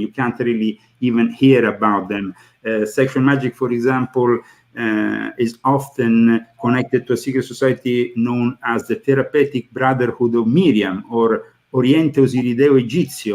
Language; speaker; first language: English; non-native, fluent; Italian